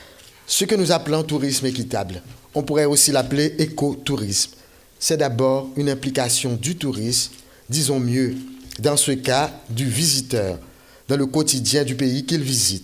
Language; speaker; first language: French; non-native, local second language; Haitian Creole